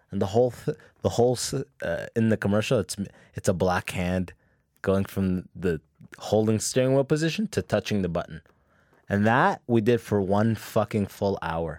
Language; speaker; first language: English; early bilingual, other home language; Arabic